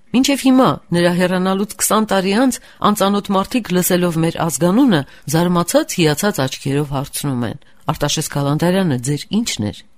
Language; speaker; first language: Armenian; native; Armenian